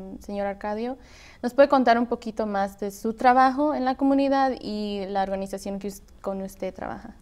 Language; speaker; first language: Spanish; early bilingual, heritage; Spanish